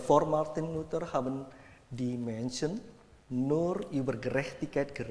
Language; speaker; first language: German; non-native, fluent; Indonesian